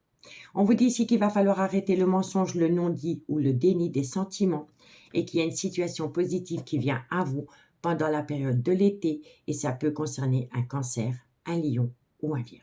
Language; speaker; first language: French; native; French